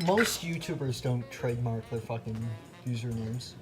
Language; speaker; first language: English; native; English